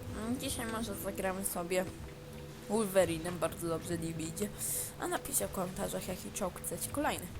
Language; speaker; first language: Polish; native; Polish